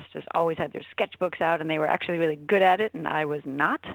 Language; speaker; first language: English; native; English